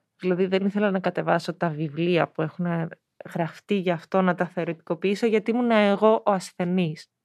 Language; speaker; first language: Greek; early bilingual, heritage; Greek